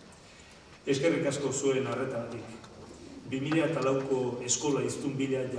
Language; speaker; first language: Basque; native; Basque